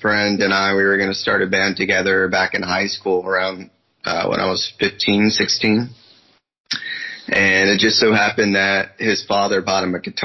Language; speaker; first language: English; native; English